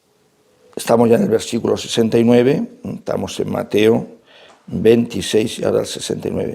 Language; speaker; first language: Spanish; native; Spanish